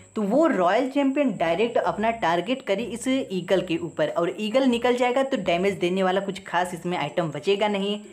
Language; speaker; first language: Hindi; native; Hindi